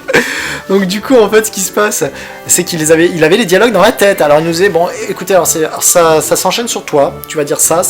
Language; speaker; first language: French; native; French